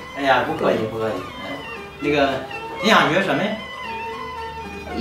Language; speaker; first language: Chinese; native; Chinese